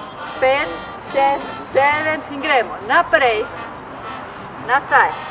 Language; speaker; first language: Slovenian; non-native, learner; Spanish